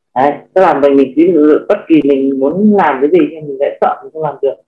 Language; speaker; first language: Vietnamese; native; Vietnamese